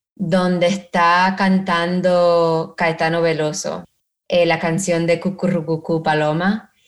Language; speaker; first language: Spanish; early bilingual, heritage; Spanish